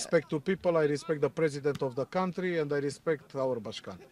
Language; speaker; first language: English; non-native, learner; Romanian